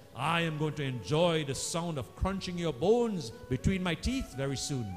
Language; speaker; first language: English; native; English